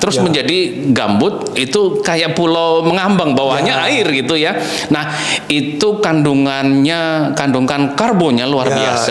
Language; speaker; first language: Indonesian; native; Indonesian